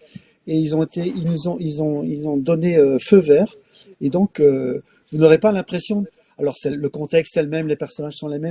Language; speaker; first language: French; native; French